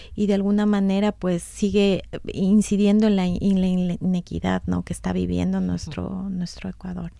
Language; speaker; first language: Spanish; native; Spanish